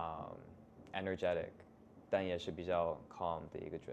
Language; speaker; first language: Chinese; non-native, fluent; English